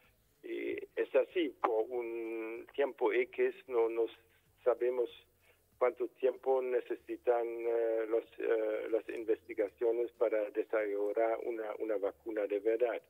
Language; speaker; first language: Spanish; non-native, fluent; German